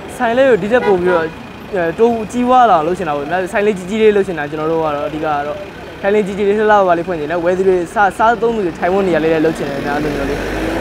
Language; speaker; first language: Burmese; native; Burmese